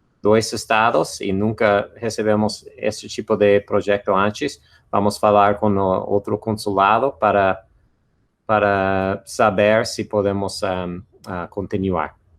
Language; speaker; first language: Portuguese; non-native, fluent; English